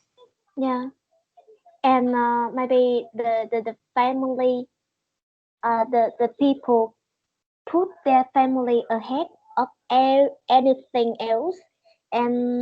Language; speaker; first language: English; non-native, learner; Vietnamese